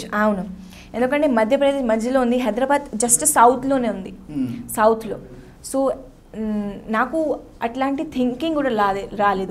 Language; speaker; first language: Telugu; non-native, learner; Hindi